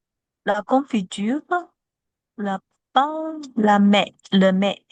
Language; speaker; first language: French; non-native, learner; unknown